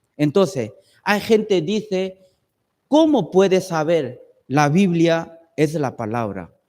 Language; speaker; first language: Spanish; non-native, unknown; Chinese